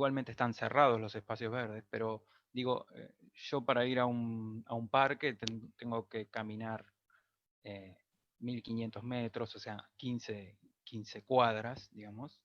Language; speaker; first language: Spanish; native; Spanish